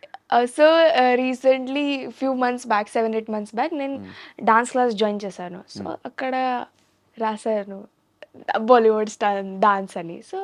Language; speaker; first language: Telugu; non-native, local second language; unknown